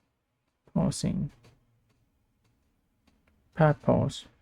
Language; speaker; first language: English; non-native, learner; Vietnamese